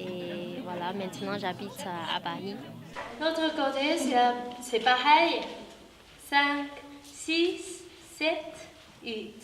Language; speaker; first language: French; non-native, fluent; Chinese